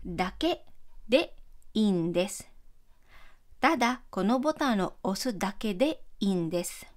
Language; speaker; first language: Japanese; non-native, fluent; Filipino